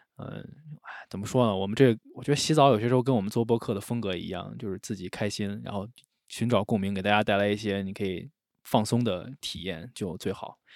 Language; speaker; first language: Chinese; native; Chinese